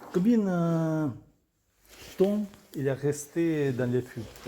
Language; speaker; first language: French; non-native, learner; Russian